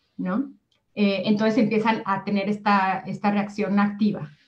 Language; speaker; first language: Spanish; native; Spanish